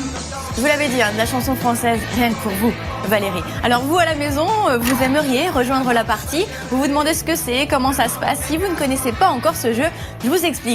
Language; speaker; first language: French; native; French